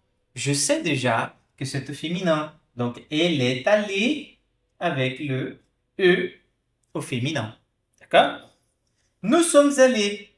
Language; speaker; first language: French; non-native, fluent; Portuguese